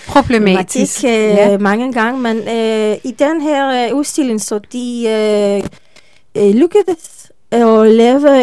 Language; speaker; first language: Danish; non-native, learner; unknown